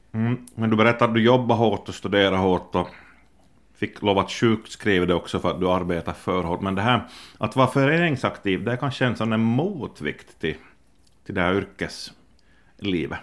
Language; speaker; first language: Swedish; native; Swedish